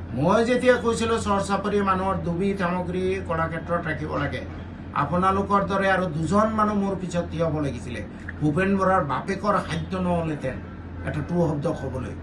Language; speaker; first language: Assamese; non-native, local second language; Bangla